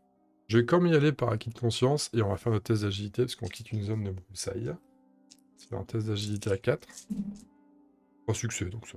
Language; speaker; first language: French; native; French